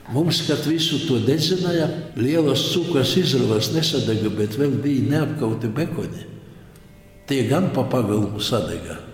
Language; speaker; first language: Latvian; non-native, local second language; Polish